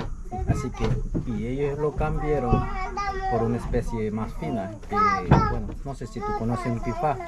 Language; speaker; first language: Spanish; non-native, local second language; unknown